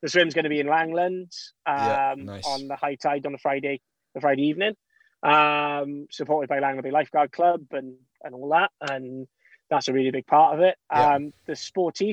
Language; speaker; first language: English; native; English